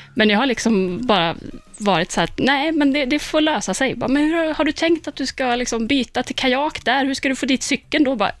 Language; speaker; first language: Swedish; native; Swedish